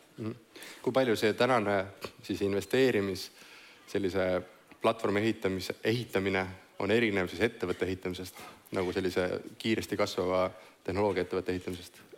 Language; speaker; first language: Estonian; native; Estonian